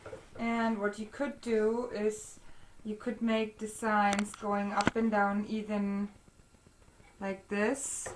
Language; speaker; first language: English; non-native, fluent; German